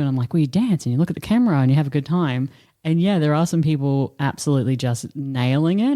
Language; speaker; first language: English; native; English